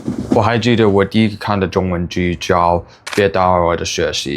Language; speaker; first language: Chinese; non-native, fluent; English